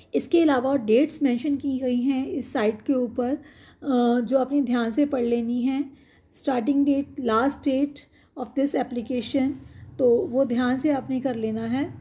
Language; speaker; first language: Hindi; non-native, local second language; Punjabi